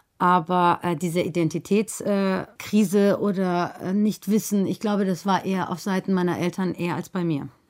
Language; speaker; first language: German; early bilingual, other home language; Persian